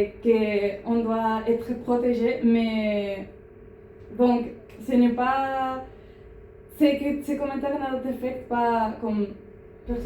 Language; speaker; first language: French; non-native, learner; Spanish